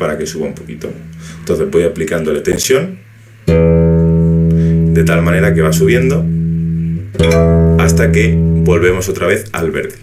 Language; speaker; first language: Spanish; native; Spanish